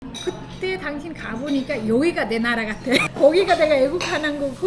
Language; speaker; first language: Korean; non-native, fluent; Nepali